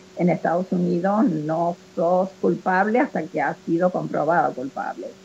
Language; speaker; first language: Spanish; native; Spanish